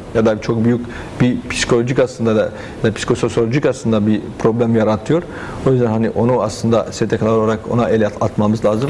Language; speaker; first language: Turkish; non-native, fluent; Arabic